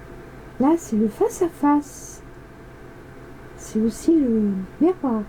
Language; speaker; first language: French; native; French